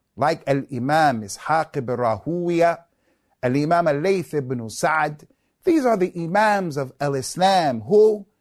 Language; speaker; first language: English; native; English